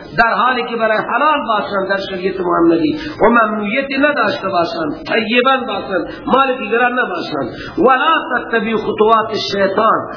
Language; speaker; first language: Persian; non-native, local second language; Baluchi